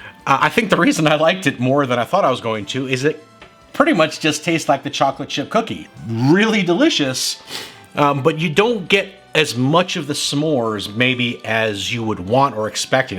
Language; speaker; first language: English; native; English